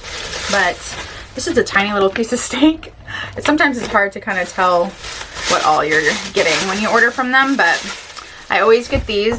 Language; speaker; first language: English; native; English